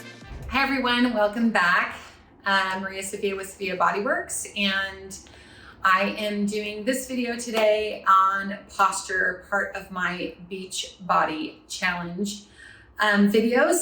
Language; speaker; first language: English; native; English